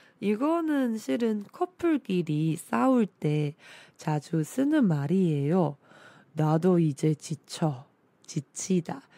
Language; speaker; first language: Korean; non-native, fluent; Chinese